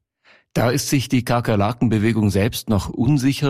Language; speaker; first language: German; native; German